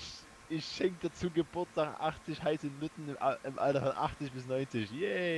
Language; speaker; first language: German; native; German